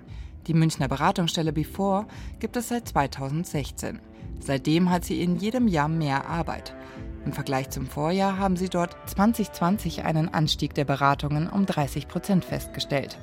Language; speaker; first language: German; native; German